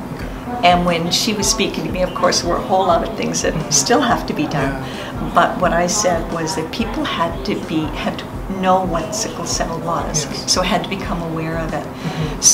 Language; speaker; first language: English; native; English